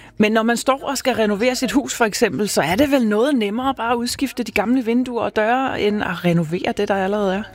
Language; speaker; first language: Danish; native; Danish